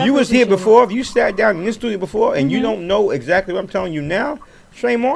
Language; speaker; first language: English; native; English